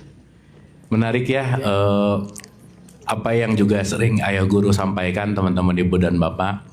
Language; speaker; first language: Indonesian; native; Indonesian